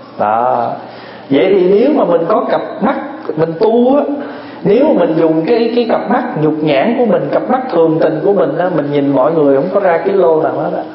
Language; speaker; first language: Vietnamese; native; Vietnamese